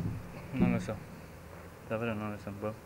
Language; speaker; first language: Italian; early bilingual, heritage; German